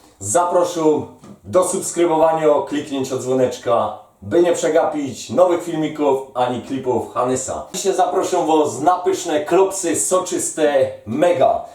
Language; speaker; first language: Polish; native; Polish